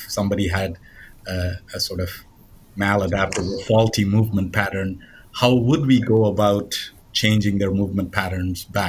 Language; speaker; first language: English; non-native, local second language; Tamil